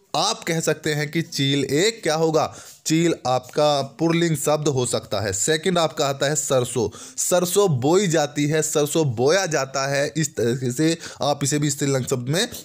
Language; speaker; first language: Hindi; native; Hindi